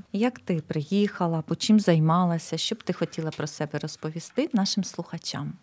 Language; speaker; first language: Ukrainian; native; Ukrainian